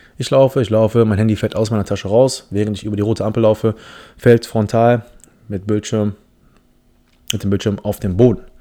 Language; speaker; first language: German; early bilingual, other home language; English